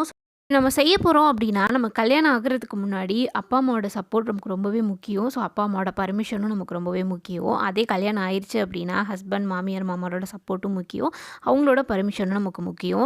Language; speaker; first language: Tamil; native; Tamil